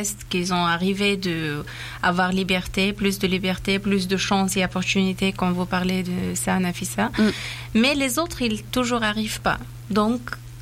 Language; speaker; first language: French; non-native, fluent; Persian